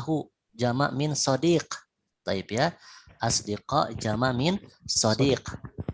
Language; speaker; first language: Arabic; non-native, fluent; Indonesian